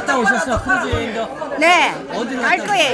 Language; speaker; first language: Korean; native; Korean